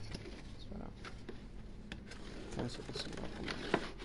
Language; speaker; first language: Spanish; early bilingual, heritage; Spanish